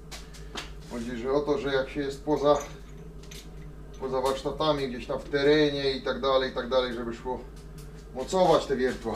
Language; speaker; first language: Polish; native; Polish